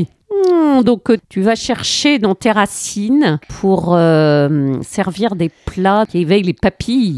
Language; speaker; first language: French; native; French